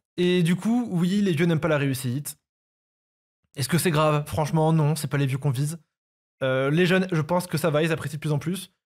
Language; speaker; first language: French; native; French